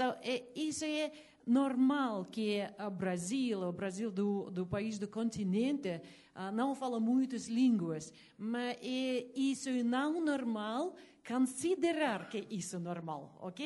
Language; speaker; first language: Portuguese; non-native, learner; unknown